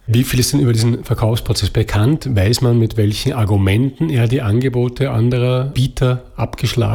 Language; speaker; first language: German; native; German